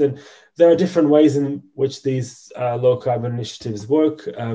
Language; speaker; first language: English; non-native, fluent; Macedonian